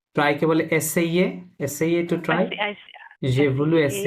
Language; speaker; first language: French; non-native, fluent; Bangla